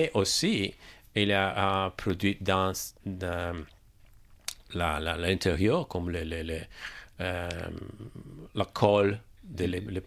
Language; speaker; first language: French; non-native, learner; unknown